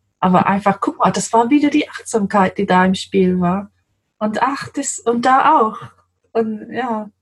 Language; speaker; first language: German; non-native, fluent; English